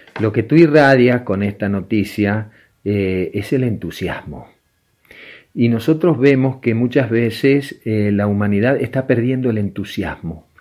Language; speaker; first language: Spanish; native; Spanish